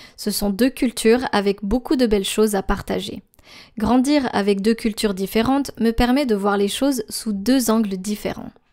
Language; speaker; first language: French; native; French